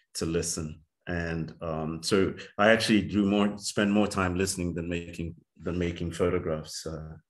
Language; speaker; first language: English; native; English